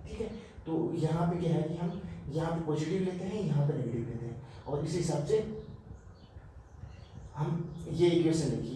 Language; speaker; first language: Hindi; native; Hindi